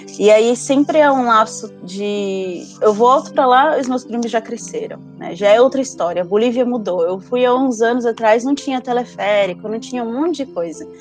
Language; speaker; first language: Portuguese; early bilingual, other home language; Spanish